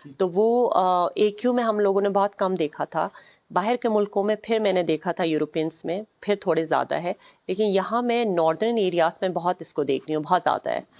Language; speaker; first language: Urdu; non-native, local second language; Khowar